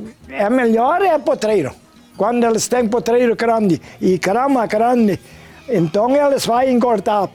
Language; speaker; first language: Portuguese; non-native, local second language; German